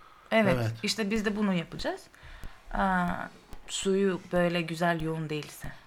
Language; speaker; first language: Turkish; non-native, learner; Greek